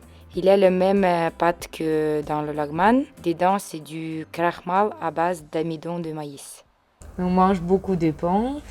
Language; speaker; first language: French; non-native, learner; Kyrgyz